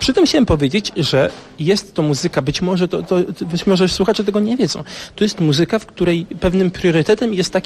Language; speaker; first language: Polish; native; Polish